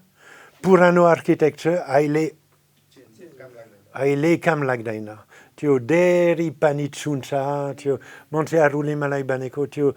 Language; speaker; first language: Nepali; non-native, fluent; French